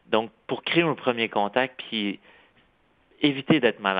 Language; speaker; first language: French; native; French